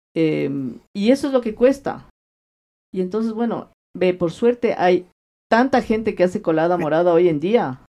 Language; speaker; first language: Spanish; native; Spanish